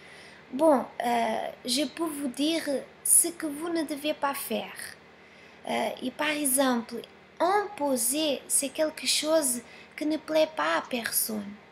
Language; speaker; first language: French; non-native, fluent; Portuguese